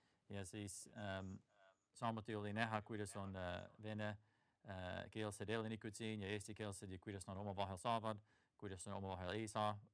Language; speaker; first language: Estonian; non-native, fluent; English